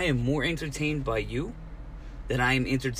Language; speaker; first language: English; native; English